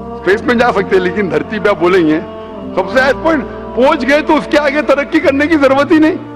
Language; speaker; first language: Hindi; non-native, local second language; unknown